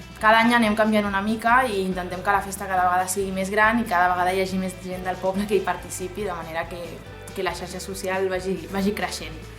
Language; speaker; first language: Catalan; native; Catalan